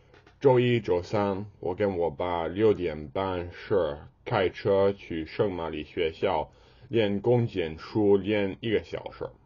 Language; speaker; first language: Chinese; non-native, learner; English